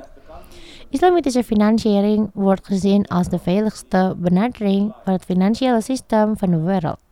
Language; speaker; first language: Dutch; non-native, fluent; Indonesian